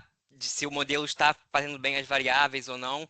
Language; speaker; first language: Portuguese; native; Portuguese